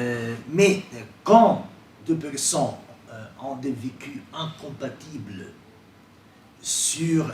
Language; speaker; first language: French; non-native, fluent; Italian